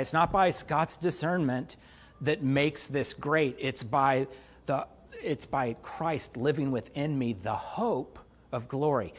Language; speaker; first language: English; native; English